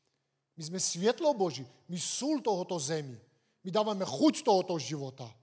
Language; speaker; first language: Czech; non-native, fluent; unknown